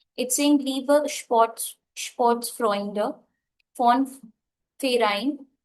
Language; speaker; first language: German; non-native, fluent; Hindi